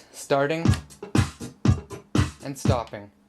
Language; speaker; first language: English; native; English